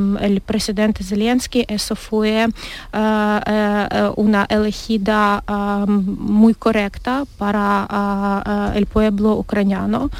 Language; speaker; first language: Spanish; non-native, learner; Ukrainian